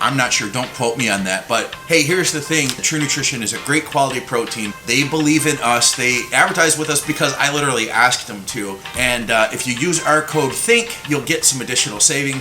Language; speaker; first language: English; native; English